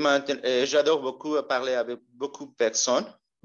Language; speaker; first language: French; non-native, learner; Spanish